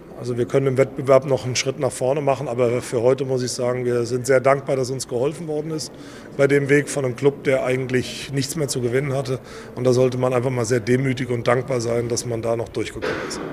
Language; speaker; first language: German; native; German